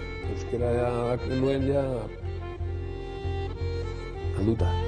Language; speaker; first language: Basque; non-native, local second language; Spanish